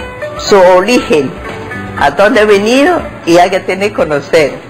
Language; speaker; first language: Spanish; non-native, learner; Chinese